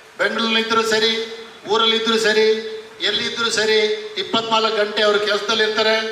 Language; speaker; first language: Kannada; non-native, local second language; Kodava